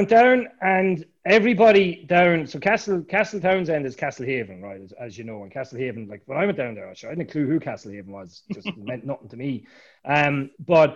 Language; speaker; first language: English; native; English